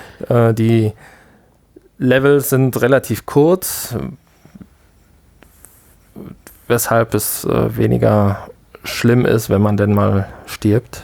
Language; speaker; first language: German; native; German